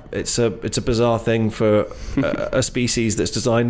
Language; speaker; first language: English; native; English